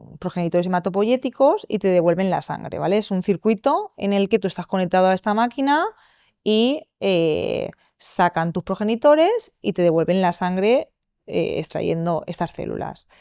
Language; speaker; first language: Spanish; native; Spanish